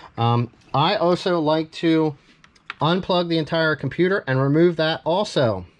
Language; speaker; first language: English; native; English